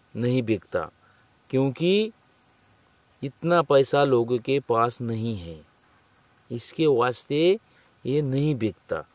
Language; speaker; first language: Hindi; non-native, local second language; Marathi